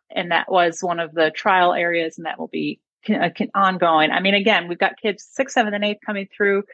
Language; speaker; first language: English; native; English